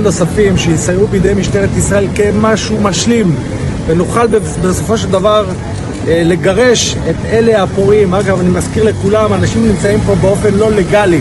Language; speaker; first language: Hebrew; native; Hebrew